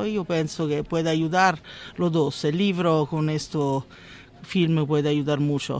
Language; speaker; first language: Spanish; non-native, learner; Italian